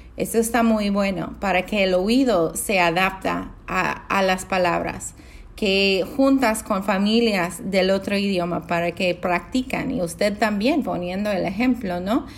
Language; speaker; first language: Spanish; non-native, fluent; English